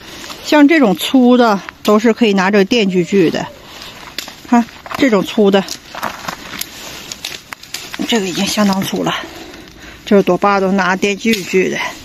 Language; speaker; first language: Chinese; native; Chinese